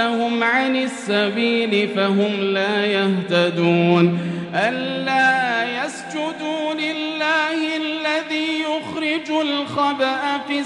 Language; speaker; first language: Arabic; native; Arabic